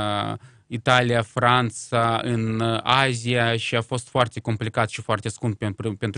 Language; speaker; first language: Romanian; non-native, local second language; Russian